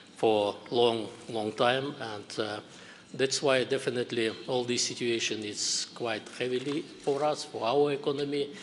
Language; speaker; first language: English; non-native, fluent; Kazakh